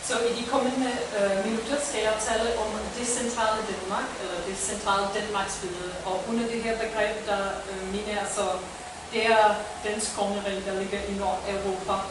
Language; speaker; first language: Danish; non-native, fluent; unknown